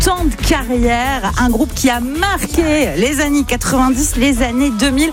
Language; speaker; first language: French; native; French